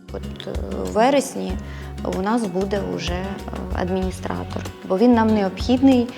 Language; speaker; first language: Ukrainian; native; Ukrainian